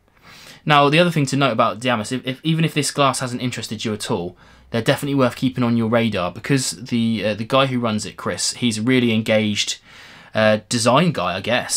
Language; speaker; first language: English; native; English